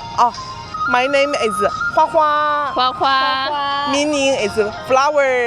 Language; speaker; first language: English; non-native, learner; Chinese